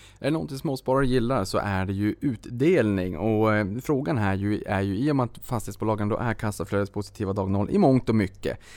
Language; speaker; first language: Swedish; native; Swedish